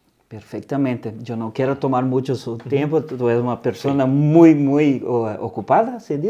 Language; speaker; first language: Spanish; non-native, fluent; Portuguese